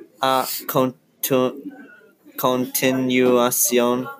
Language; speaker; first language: Spanish; non-native, learner; English